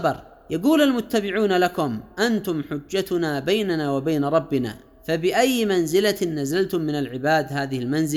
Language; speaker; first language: Arabic; native; Arabic